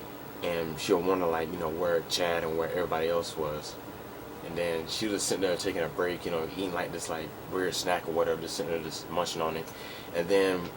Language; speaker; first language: English; native; English